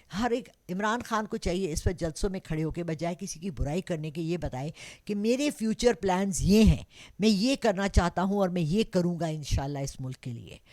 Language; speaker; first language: Urdu; non-native, local second language; Pashto